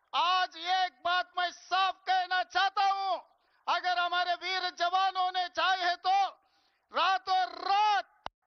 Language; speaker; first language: Hindi; non-native, local second language; Telugu